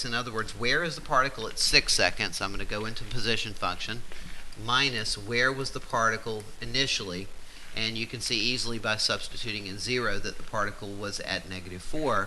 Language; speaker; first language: English; native; English